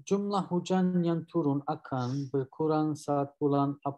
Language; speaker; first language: Indonesian; non-native, learner; Turkish